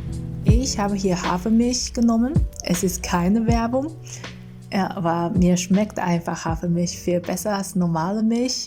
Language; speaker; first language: German; non-native, fluent; Chinese